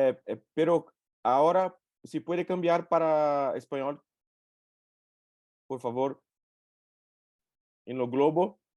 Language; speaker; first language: Spanish; non-native, learner; Portuguese